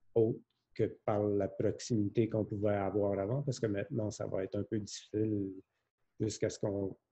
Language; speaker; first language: French; native; French